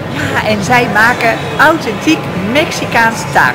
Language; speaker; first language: Dutch; native; Dutch